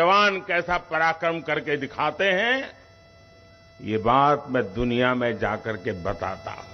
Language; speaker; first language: Hindi; non-native, local second language; Gujarati